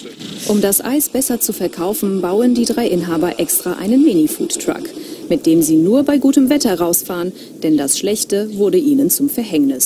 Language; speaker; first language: German; native; German